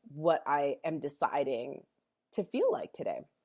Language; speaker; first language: English; native; English